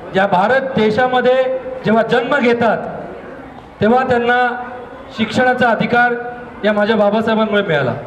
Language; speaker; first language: Marathi; non-native, local second language; Hindi